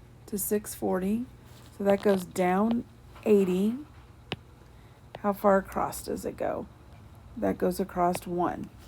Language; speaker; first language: English; native; English